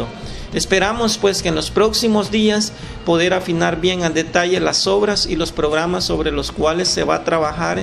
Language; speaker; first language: Spanish; native; Spanish